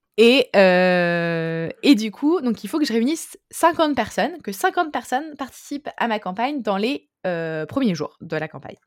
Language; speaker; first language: French; native; French